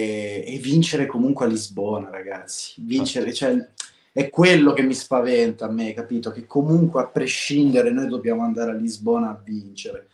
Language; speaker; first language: Italian; native; Italian